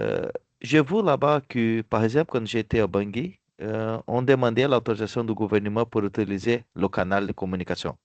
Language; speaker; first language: French; non-native, fluent; Portuguese